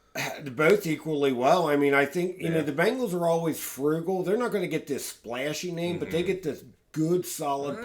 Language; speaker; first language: English; native; English